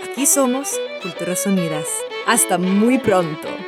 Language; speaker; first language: Spanish; non-native, fluent; English